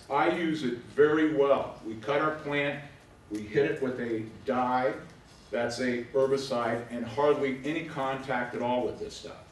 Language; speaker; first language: English; native; English